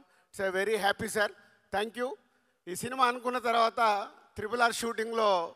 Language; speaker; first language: Telugu; native; Telugu